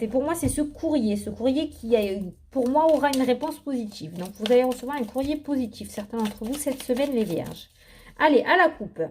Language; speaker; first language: French; native; French